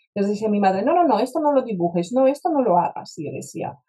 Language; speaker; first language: Spanish; non-native, fluent; Polish